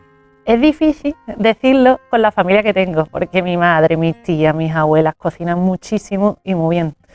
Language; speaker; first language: Spanish; native; Spanish